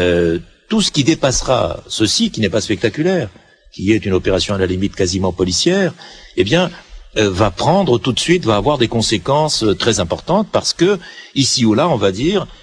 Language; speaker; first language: French; native; French